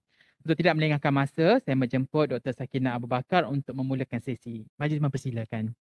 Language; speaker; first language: Malay; native; Malay